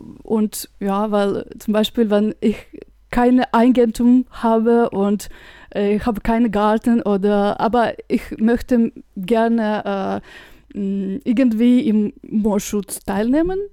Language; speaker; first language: German; non-native, fluent; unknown